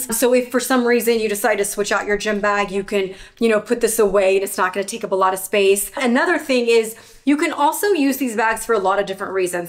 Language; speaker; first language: English; native; English